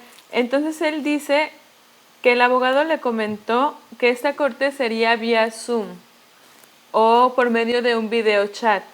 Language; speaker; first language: Spanish; non-native, fluent; English